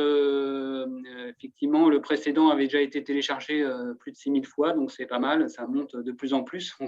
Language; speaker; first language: French; native; French